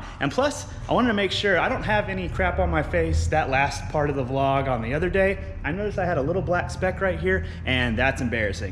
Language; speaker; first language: English; native; English